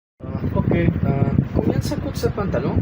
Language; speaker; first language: French; non-native, learner; Spanish